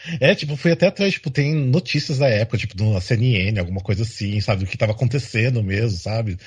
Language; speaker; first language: Portuguese; native; Portuguese